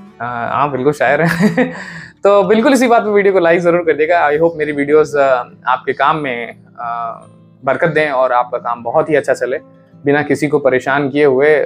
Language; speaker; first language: Hindi; native; Hindi